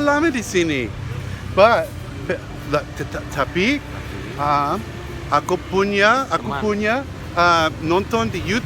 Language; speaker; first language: Indonesian; non-native, learner; English